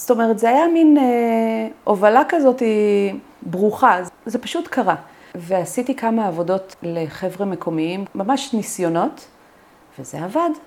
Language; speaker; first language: Hebrew; native; Hebrew